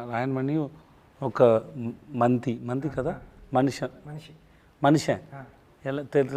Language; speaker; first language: Telugu; non-native, learner; Tamil